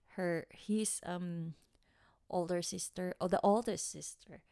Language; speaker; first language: English; non-native, local second language; Waray